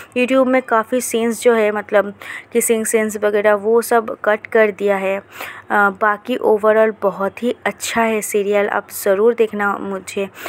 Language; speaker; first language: Hindi; non-native, local second language; Bangla